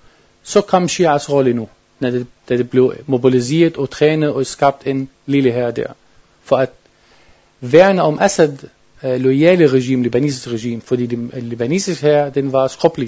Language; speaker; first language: Danish; non-native, learner; Arabic